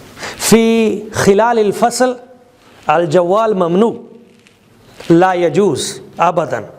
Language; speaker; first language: Arabic; non-native, fluent; Urdu